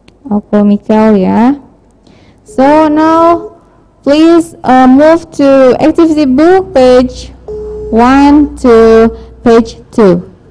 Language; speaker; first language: English; non-native, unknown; Indonesian